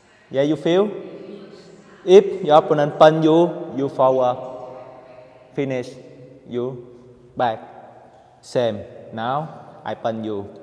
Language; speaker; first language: English; non-native, learner; Vietnamese